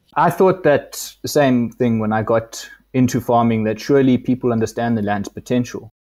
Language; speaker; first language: English; native; English